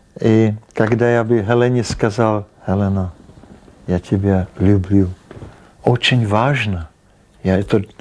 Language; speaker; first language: Russian; non-native, learner; Czech